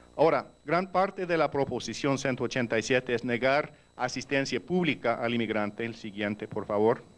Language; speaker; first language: Spanish; early bilingual, heritage; Spanish